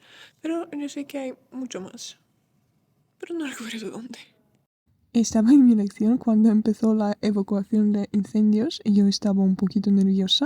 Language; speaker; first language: Spanish; non-native, fluent; Russian